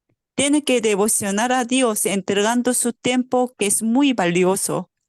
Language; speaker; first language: Spanish; non-native, fluent; Korean